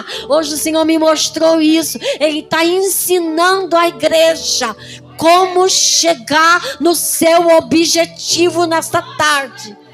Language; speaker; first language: Portuguese; native; Portuguese